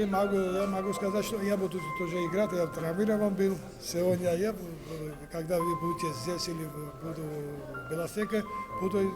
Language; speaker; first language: Russian; non-native, local second language; Georgian